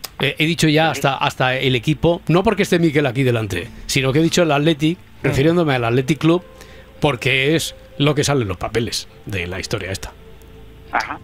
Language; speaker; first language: Spanish; native; Spanish